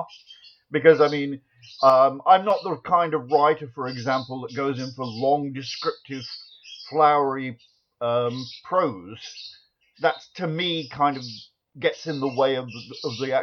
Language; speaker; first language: English; native; English